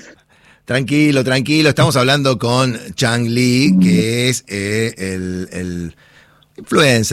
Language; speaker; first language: Spanish; native; Spanish